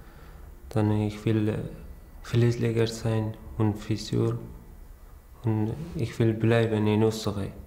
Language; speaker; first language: German; non-native, learner; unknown